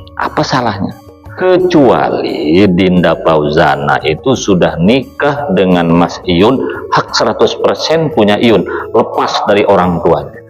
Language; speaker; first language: Indonesian; native; Indonesian